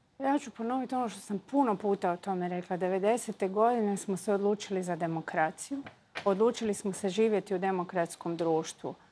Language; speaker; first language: Croatian; native; Croatian